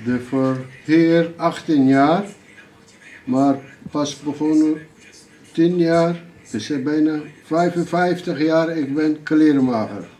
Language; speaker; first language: Dutch; non-native, learner; Turkish